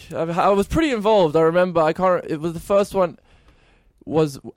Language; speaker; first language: English; native; English